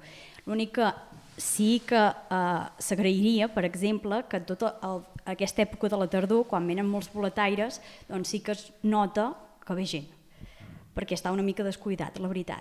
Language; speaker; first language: Catalan; native; Catalan